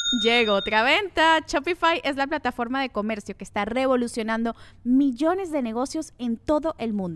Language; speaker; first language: Spanish; native; Spanish